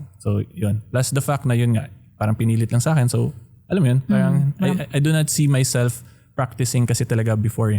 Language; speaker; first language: Filipino; non-native, local second language; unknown